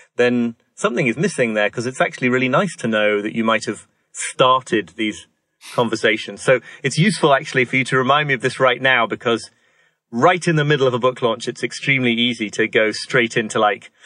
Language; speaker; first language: English; native; English